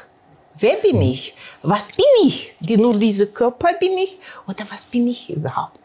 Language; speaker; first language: German; non-native, learner; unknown